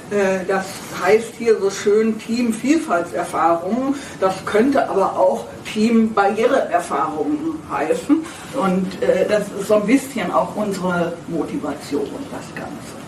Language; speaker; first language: German; native; German